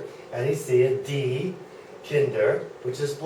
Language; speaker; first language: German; non-native, fluent; English